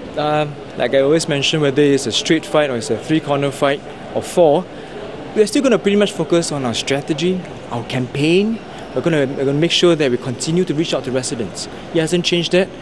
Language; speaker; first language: English; non-native, local second language; Chinese